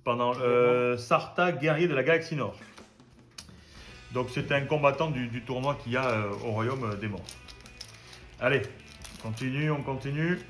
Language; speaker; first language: French; native; French